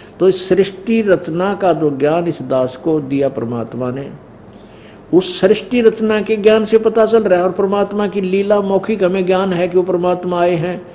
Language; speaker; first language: Hindi; native; Hindi